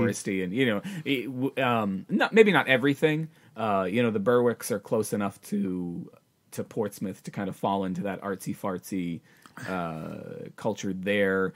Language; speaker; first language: English; native; English